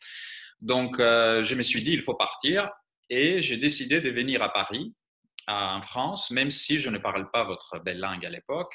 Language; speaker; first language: French; non-native, fluent; Greek